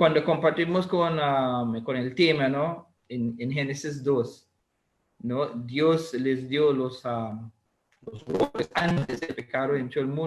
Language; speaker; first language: Spanish; non-native, learner; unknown